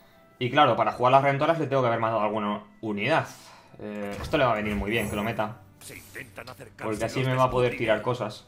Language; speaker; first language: Spanish; native; Spanish